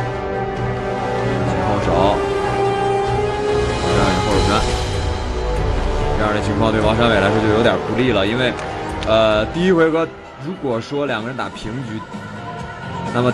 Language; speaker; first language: Chinese; native; Chinese